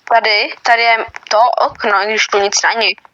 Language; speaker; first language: Czech; native; Czech